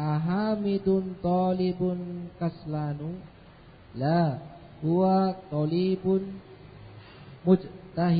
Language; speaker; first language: Arabic; non-native, learner; Indonesian